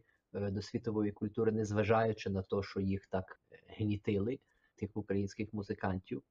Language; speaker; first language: Ukrainian; early bilingual, heritage; Ukrainian